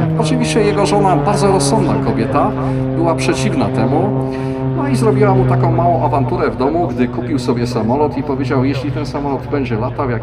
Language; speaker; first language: Polish; native; Polish